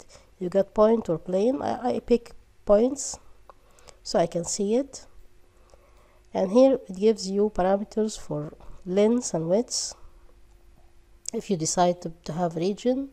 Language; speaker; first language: English; non-native, fluent; Arabic